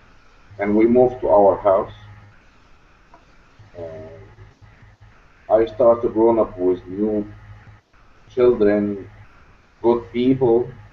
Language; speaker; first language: English; non-native, learner; Arabic